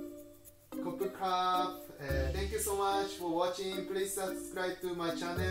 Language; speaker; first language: English; non-native, fluent; Japanese